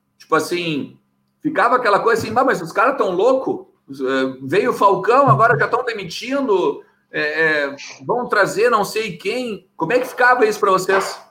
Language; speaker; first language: Portuguese; native; Portuguese